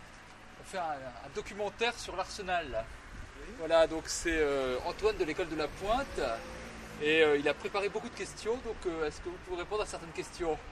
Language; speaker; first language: French; native; French